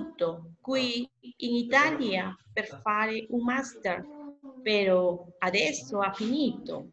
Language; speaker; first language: Italian; non-native, learner; Spanish